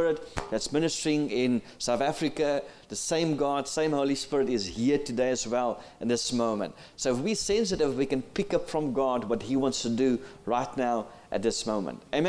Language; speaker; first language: English; non-native, local second language; Afrikaans